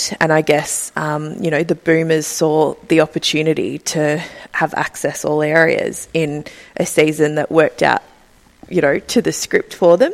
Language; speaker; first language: English; native; English